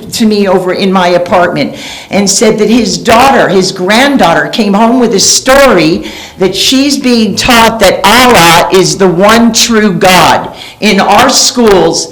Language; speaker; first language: English; native; English